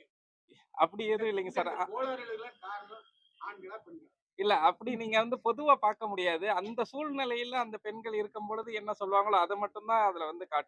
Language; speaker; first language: Tamil; native; Tamil